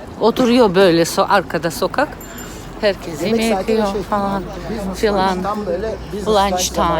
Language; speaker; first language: Turkish; non-native, learner; Russian